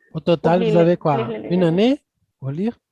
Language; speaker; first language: French; non-native, fluent; Portuguese